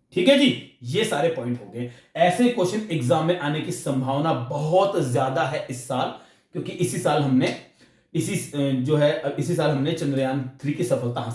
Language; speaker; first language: Hindi; native; Hindi